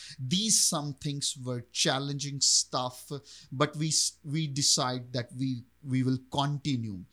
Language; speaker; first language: English; non-native, local second language; Urdu